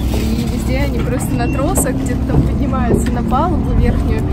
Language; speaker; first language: Russian; native; Russian